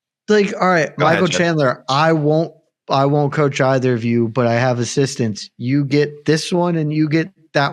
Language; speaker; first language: English; native; English